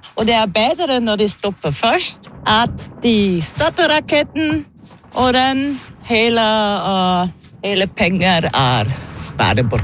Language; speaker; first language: Norwegian; non-native, learner; German